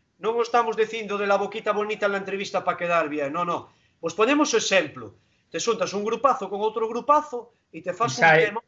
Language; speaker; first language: Galician; non-native, local second language; Spanish